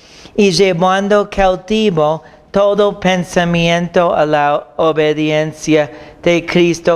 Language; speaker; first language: Spanish; non-native, fluent; English